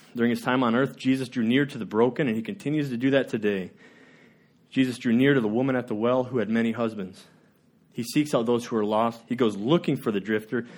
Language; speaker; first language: English; native; English